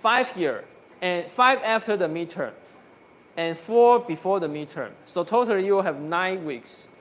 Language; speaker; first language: English; non-native, fluent; Chinese